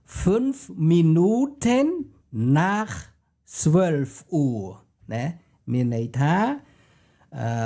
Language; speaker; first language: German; non-native, fluent; Khmer